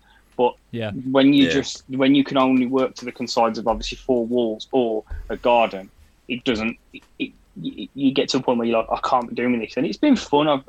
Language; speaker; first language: English; native; English